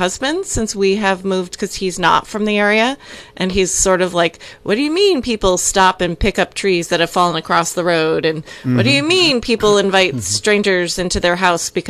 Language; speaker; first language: English; native; English